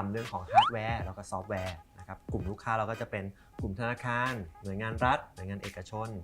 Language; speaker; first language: Thai; native; Thai